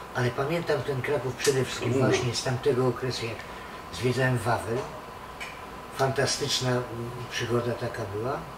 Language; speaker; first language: Polish; native; Polish